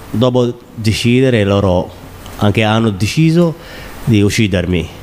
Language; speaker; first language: Italian; non-native, learner; Somali